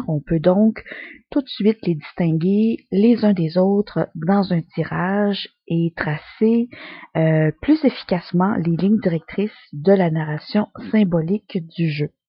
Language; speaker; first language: French; native; French